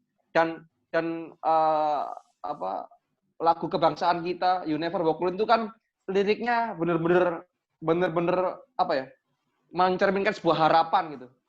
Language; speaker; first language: Indonesian; native; Indonesian